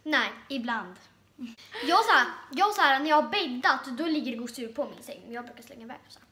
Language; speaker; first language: Swedish; native; Swedish